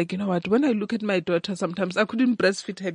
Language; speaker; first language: English; non-native, local second language; Northern Sotho